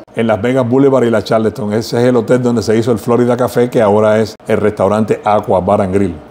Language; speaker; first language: Spanish; native; Spanish